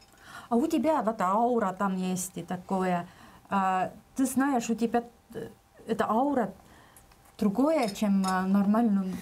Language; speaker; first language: Russian; non-native, local second language; Estonian